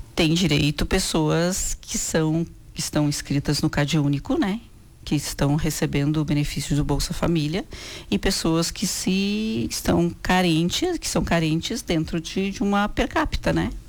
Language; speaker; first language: Portuguese; native; Portuguese